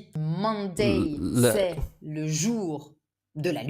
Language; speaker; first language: French; non-native, fluent; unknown